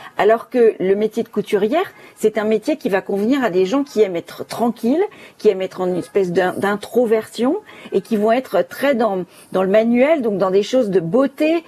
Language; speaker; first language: French; native; French